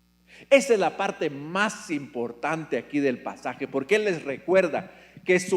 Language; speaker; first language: Spanish; native; Spanish